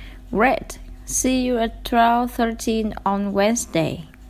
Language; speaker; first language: English; non-native, learner; Vietnamese